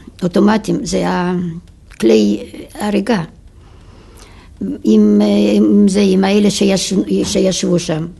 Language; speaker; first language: Hebrew; non-native, fluent; Yiddish